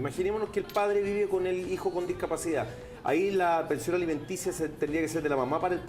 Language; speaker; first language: Spanish; native; Spanish